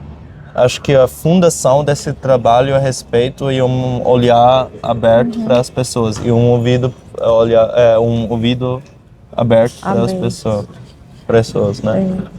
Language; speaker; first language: Portuguese; non-native, fluent; German